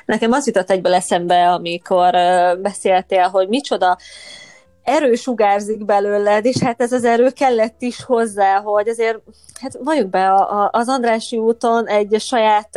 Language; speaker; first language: Hungarian; native; Hungarian